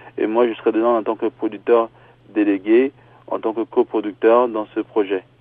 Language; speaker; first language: French; early bilingual, other home language; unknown